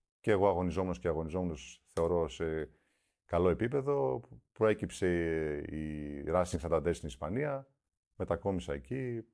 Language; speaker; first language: Greek; early bilingual, heritage; Greek